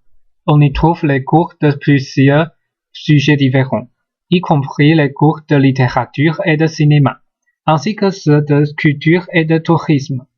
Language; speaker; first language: French; non-native, learner; Chinese